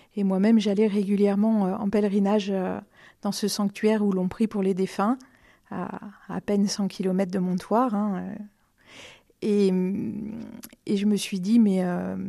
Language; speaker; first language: French; native; French